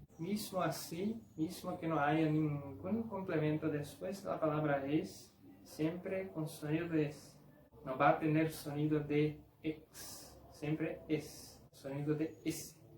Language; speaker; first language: Spanish; non-native, fluent; Portuguese